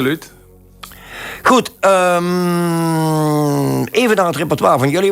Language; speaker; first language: Dutch; native; Dutch